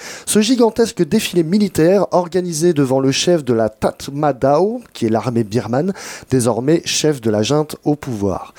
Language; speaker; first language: French; native; French